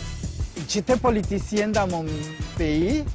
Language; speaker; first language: French; non-native, learner; Spanish